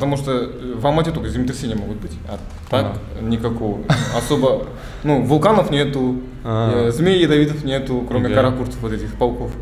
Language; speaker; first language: Russian; native; Russian